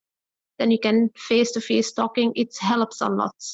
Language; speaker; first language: English; non-native, learner; Arabic